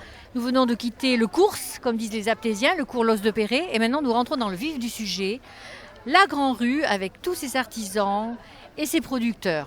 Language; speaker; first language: French; native; French